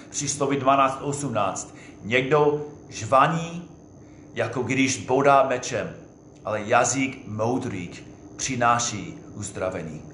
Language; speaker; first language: Czech; non-native, fluent; English